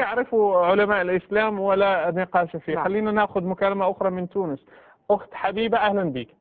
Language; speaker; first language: Arabic; native; Arabic